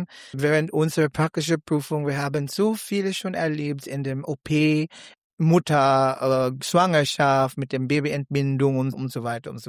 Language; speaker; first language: German; non-native, learner; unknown